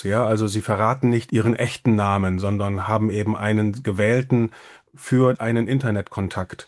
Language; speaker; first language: German; native; German